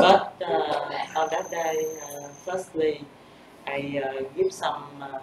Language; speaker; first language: English; non-native, learner; Vietnamese